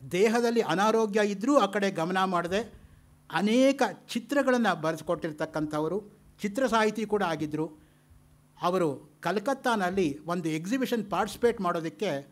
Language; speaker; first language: Kannada; native; Kannada